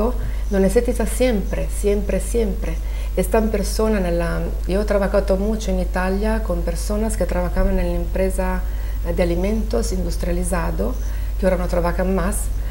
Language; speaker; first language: Spanish; non-native, learner; Italian